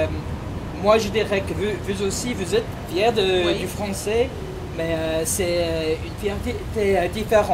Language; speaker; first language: French; non-native, fluent; English